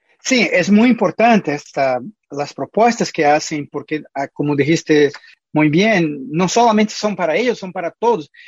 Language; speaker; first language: Spanish; non-native, fluent; Portuguese